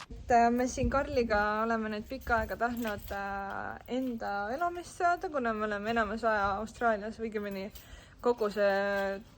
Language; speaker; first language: Estonian; native; Estonian